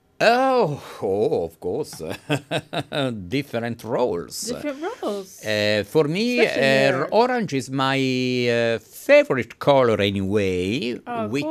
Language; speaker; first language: English; non-native, fluent; Italian